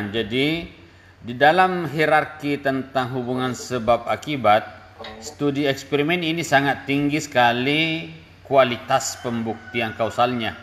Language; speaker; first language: Indonesian; native; Indonesian